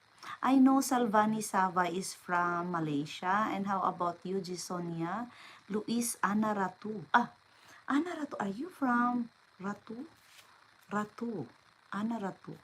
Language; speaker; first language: English; non-native, local second language; Filipino